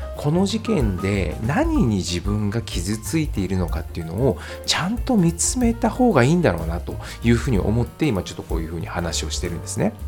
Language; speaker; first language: Japanese; native; Japanese